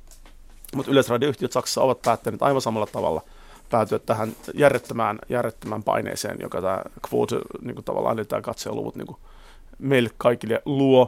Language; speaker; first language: Finnish; native; Finnish